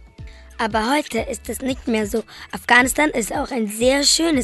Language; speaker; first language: German; early bilingual, other home language; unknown